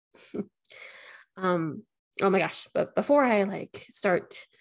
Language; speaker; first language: English; native; English